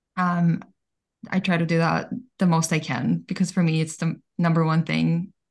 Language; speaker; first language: English; early bilingual, other home language; Bulgarian